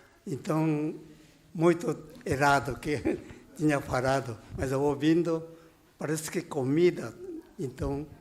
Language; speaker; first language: Portuguese; non-native, learner; Japanese